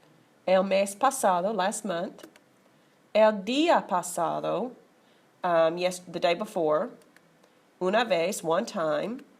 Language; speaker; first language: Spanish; non-native, fluent; English